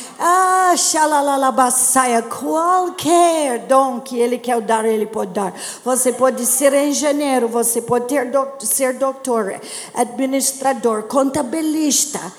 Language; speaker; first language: Portuguese; non-native, learner; English